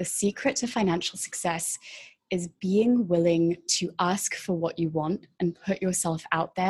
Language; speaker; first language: English; native; English